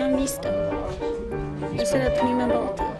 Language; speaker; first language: Italian; non-native, learner; Japanese